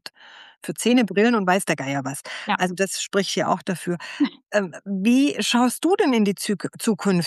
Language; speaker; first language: German; native; German